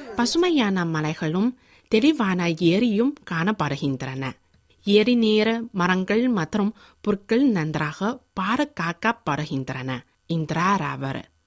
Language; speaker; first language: Tamil; non-native, fluent; Chinese